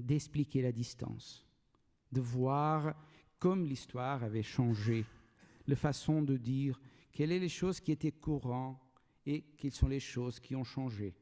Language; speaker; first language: French; non-native, learner; Portuguese